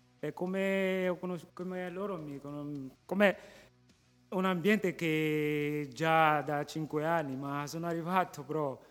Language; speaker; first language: Italian; non-native, local second language; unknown